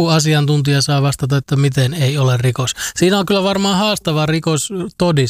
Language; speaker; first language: Finnish; native; Finnish